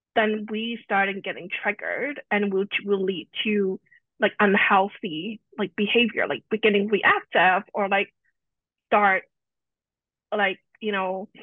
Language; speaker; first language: English; native; English